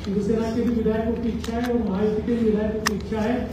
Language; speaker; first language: Hindi; non-native, local second language; Marathi